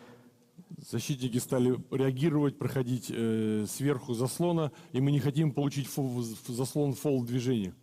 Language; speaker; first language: Russian; native; Russian